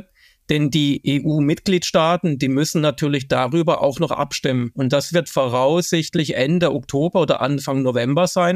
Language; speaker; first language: German; native; German